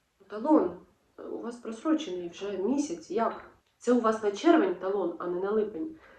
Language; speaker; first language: Ukrainian; non-native, local second language; Russian